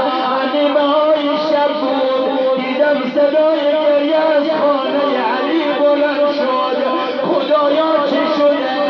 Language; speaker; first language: Persian; native; Persian